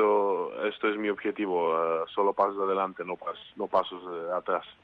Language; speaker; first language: Spanish; non-native, learner; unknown